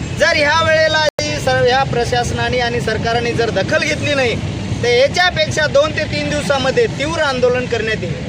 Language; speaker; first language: Marathi; non-native, local second language; Lambadi